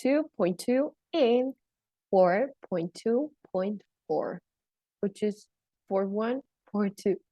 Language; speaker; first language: English; non-native, fluent; Spanish